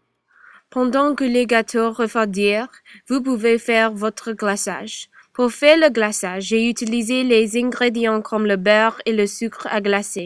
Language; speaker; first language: French; non-native, learner; English